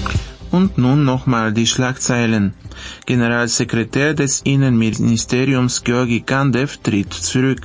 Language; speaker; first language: German; non-native, fluent; Bulgarian